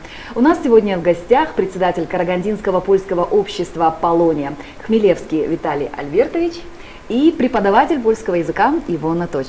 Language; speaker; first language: Russian; native; Russian